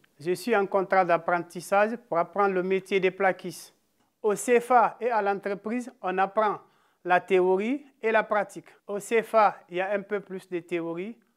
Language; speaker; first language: French; non-native, local second language; Fula